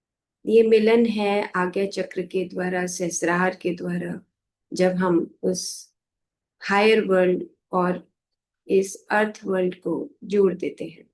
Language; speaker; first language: Hindi; native; Hindi